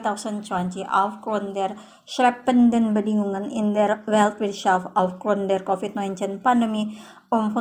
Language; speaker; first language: German; non-native, fluent; Indonesian